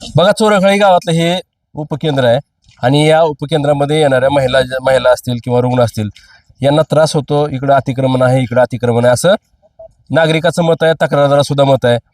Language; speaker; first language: Marathi; native; Marathi